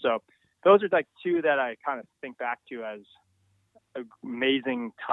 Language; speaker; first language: English; native; English